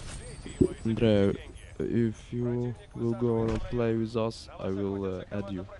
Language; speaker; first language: English; non-native, learner; Ukrainian